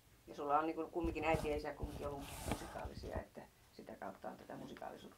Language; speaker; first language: Finnish; native; Finnish